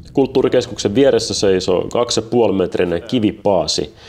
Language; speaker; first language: Finnish; native; Finnish